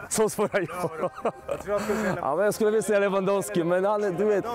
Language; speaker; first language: Swedish; non-native, fluent; Polish